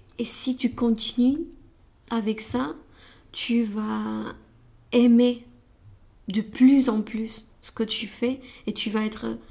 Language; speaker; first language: French; non-native, learner; Romanian